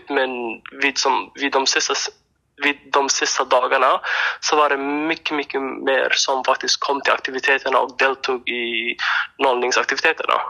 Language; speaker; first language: Swedish; non-native, fluent; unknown